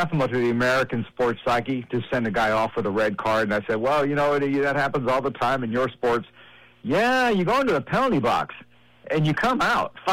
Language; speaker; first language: English; native; English